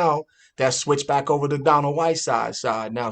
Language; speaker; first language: English; native; English